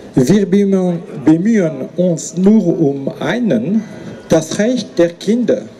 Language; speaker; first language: German; non-native, fluent; French